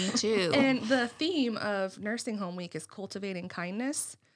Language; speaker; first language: English; native; English